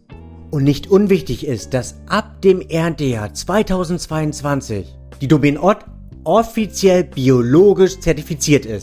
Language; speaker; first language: German; native; German